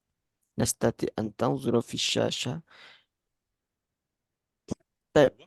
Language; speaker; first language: Arabic; non-native, fluent; Indonesian